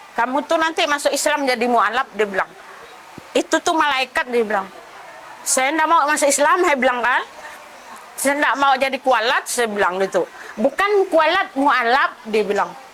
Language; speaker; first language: Indonesian; non-native, local second language; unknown